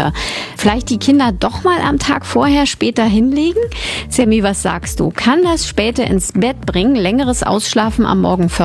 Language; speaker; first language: German; native; German